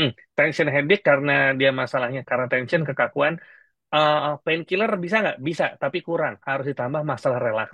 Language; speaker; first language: Indonesian; native; Indonesian